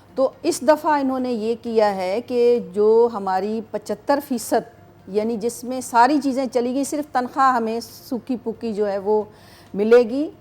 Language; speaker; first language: Urdu; non-native, local second language; Sindhi